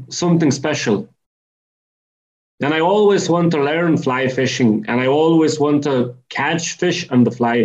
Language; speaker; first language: English; non-native, fluent; Lithuanian